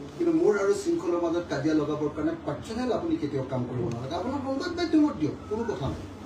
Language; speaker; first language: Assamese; native; Assamese